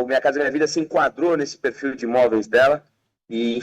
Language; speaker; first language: Portuguese; native; Portuguese